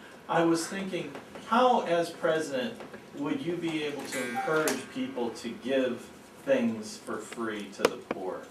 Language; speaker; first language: English; native; English